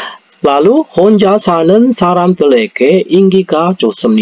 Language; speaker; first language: Korean; non-native, fluent; Indonesian